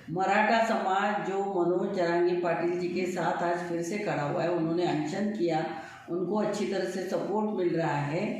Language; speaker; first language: Hindi; non-native, local second language; Marathi